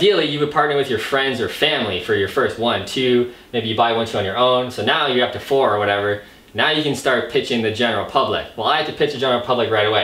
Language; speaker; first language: English; native; English